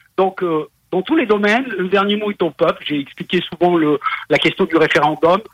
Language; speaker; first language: French; native; French